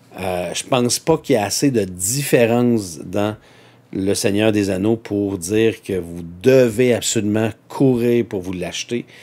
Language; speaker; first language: French; native; French